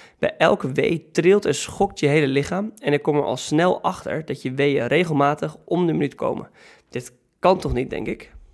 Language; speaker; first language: Dutch; native; Dutch